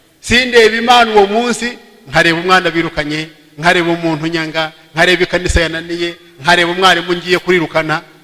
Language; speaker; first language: Kinyarwanda; early bilingual, heritage; Kinyarwanda